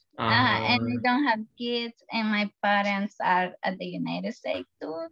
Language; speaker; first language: English; non-native, learner; Spanish